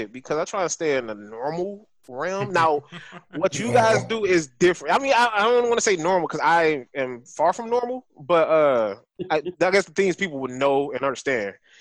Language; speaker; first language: English; native; English